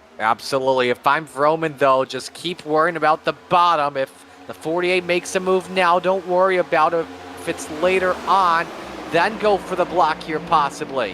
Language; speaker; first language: English; native; English